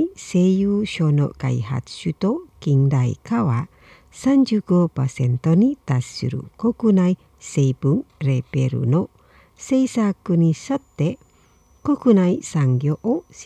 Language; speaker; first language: Japanese; non-native, fluent; Indonesian